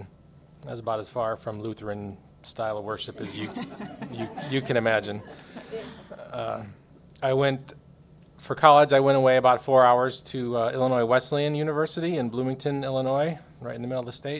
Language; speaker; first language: English; native; English